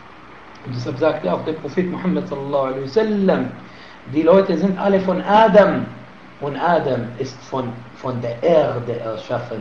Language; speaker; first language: German; non-native, fluent; Arabic